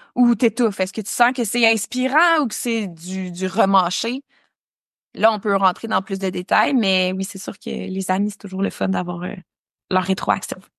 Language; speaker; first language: French; native; French